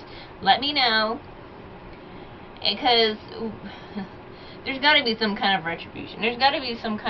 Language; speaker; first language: English; native; English